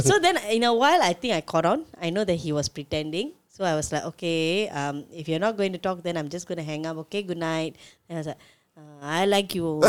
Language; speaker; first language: English; non-native, local second language; Tamil